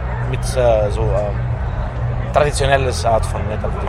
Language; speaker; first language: German; non-native, fluent; Italian